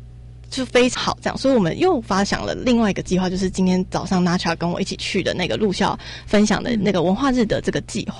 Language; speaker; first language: Chinese; native; Chinese